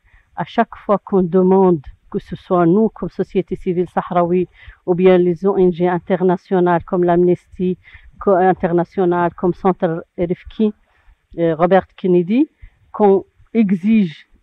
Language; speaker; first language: French; non-native, local second language; Arabic